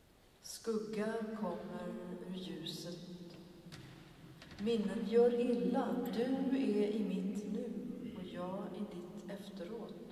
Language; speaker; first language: Swedish; native; Swedish